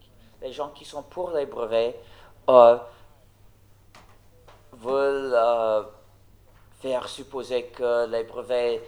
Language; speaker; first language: French; non-native, fluent; English